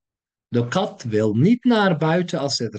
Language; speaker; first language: Dutch; non-native, fluent; Turkish